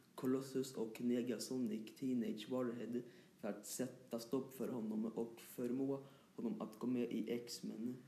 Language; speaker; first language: Swedish; native; Swedish